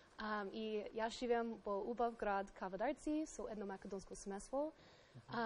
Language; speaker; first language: Macedonian; non-native, learner; English